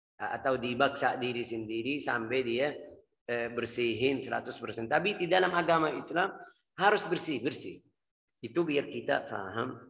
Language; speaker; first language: Indonesian; non-native, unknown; Arabic